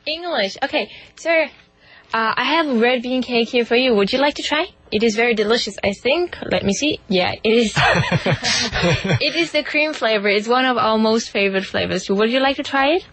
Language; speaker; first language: English; non-native, fluent; German